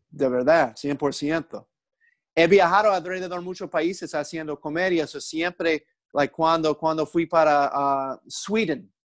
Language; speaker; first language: Spanish; non-native, learner; English